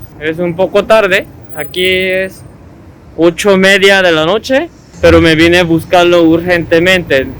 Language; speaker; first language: Spanish; non-native, fluent; Korean